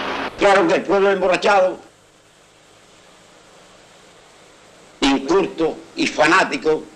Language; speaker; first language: Spanish; native; Spanish